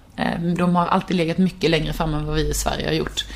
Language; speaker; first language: Swedish; native; Swedish